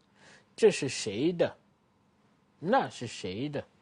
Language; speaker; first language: Chinese; non-native, fluent; French